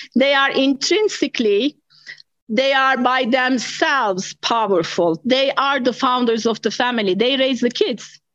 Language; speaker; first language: English; non-native, fluent; Turkish